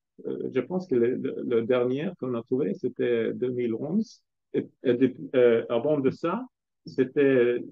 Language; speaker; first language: French; non-native, fluent; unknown